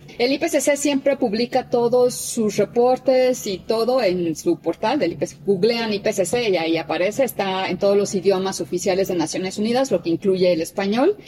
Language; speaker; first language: Spanish; native; Spanish